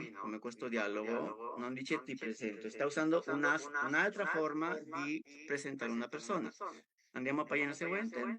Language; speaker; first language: Italian; non-native, fluent; Spanish